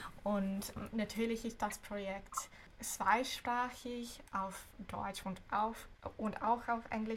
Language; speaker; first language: German; non-native, fluent; English